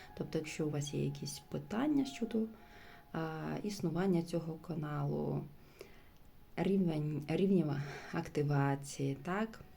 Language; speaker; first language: Ukrainian; non-native, local second language; Russian